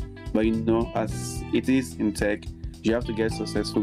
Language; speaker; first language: English; non-native, local second language; Yoruba